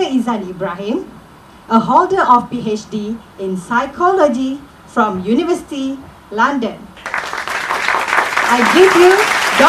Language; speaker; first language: English; non-native, local second language; Malay